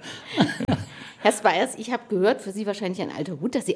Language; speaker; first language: German; native; German